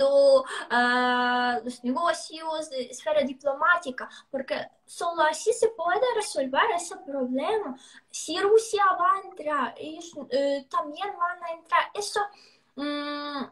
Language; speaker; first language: Spanish; non-native, fluent; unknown